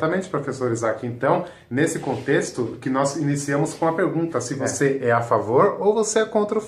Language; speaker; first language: Portuguese; native; Portuguese